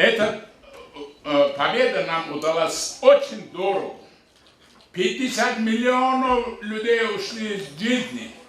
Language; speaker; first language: Russian; non-native, local second language; Avaric